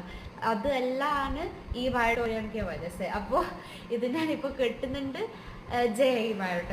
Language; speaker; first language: Malayalam; early bilingual, heritage; Malayalam